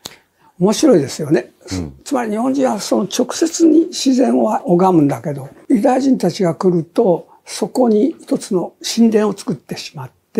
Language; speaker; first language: Japanese; native; Japanese